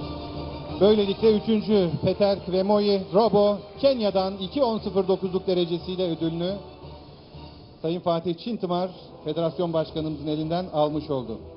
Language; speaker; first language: Turkish; native; Turkish